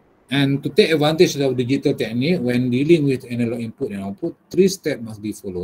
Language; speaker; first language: English; non-native, local second language; Malay